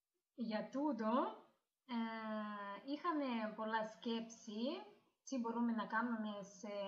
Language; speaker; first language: Greek; non-native, learner; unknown